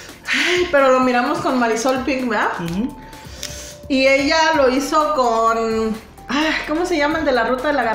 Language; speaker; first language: Spanish; native; Spanish